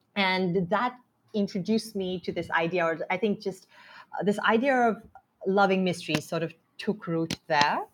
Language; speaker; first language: English; non-native, local second language; Sinhala